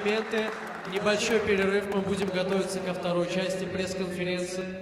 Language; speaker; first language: Russian; native; Russian